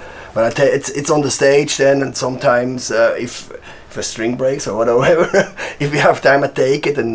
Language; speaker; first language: English; non-native, fluent; Swiss German